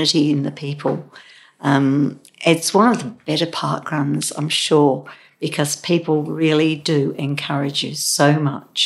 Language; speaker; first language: English; native; English